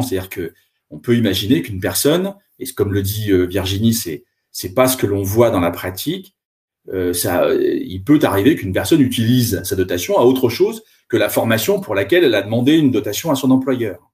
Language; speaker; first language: French; native; French